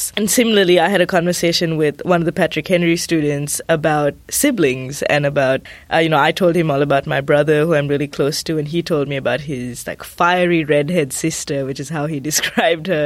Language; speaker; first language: English; non-native, local second language; Sinhala